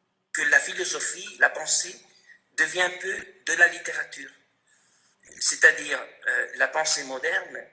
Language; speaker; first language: French; non-native, fluent; Spanish